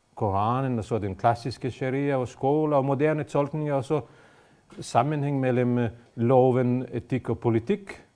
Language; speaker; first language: Danish; non-native, fluent; Bosnian